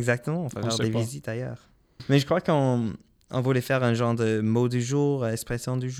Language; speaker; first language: French; non-native, local second language; English